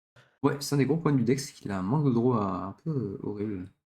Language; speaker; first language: French; native; French